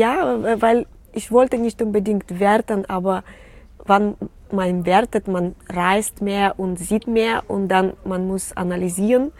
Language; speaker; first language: German; non-native, learner; Russian